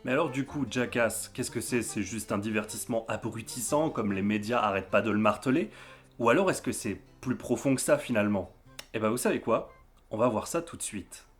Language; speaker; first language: French; native; French